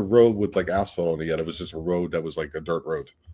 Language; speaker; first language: English; native; English